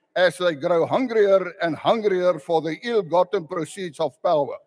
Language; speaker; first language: English; non-native, local second language; Afrikaans